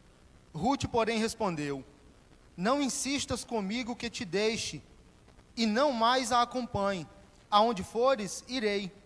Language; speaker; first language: Portuguese; native; Portuguese